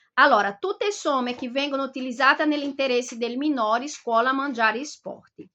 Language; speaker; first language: Italian; non-native, fluent; Portuguese